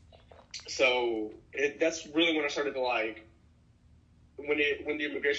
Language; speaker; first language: English; native; English